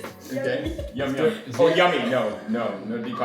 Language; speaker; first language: French; non-native, learner; English